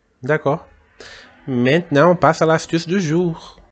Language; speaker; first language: French; non-native, fluent; Portuguese